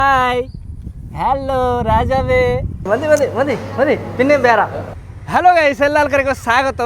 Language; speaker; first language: Malayalam; non-native, learner; Bangla